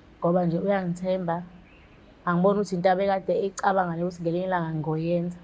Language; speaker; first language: Zulu; native; Zulu